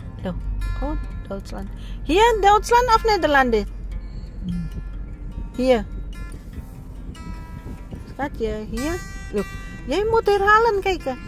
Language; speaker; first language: Dutch; non-native, learner; Indonesian